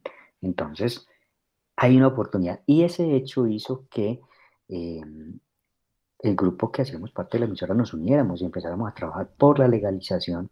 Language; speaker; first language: Spanish; native; Spanish